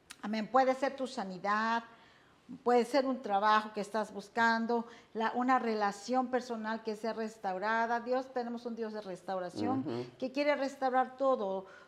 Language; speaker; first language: Spanish; native; Spanish